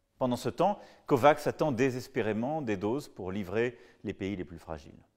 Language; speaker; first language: French; native; French